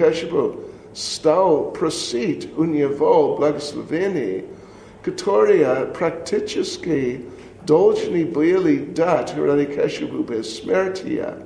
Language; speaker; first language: Russian; non-native, learner; English